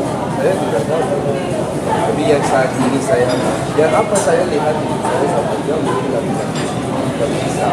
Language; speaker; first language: Indonesian; non-native, learner; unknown